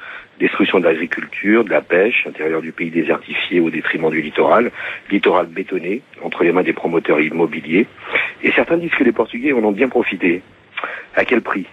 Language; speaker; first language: French; early bilingual, other home language; Portuguese